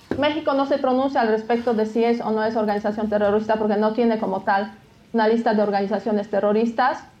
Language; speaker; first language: Spanish; non-native, fluent; Polish